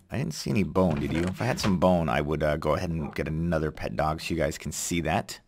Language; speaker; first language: English; native; English